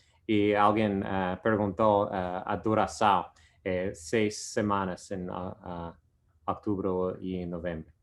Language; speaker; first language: Portuguese; non-native, fluent; English